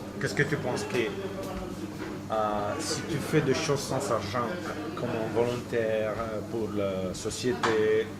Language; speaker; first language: French; non-native, fluent; Italian